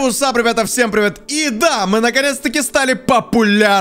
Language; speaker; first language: Russian; native; Russian